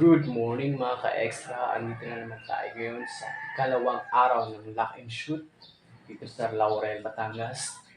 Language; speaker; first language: Filipino; non-native, local second language; Bikol